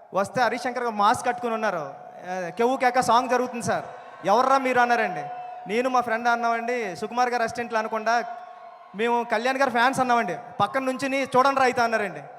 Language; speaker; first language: Telugu; native; Telugu